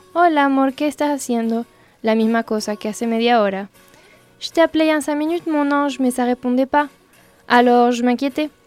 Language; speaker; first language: Spanish; non-native, fluent; French